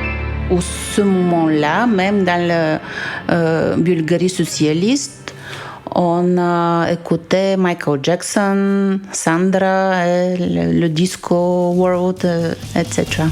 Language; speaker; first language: French; non-native, fluent; Bulgarian